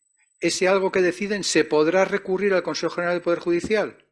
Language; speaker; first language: Spanish; native; Spanish